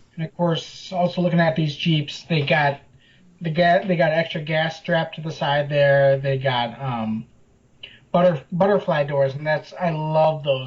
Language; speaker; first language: English; native; English